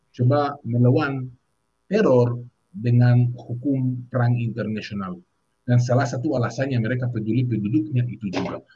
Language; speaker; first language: Indonesian; non-native, fluent; Hebrew